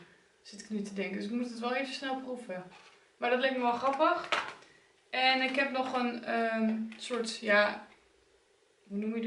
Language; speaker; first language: Dutch; native; Dutch